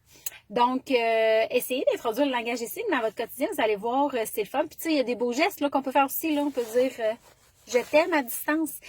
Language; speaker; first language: French; native; French